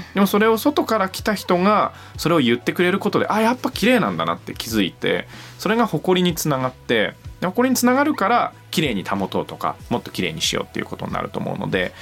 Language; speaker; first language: Japanese; native; Japanese